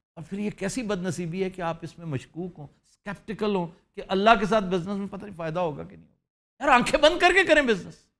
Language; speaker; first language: Urdu; native; Urdu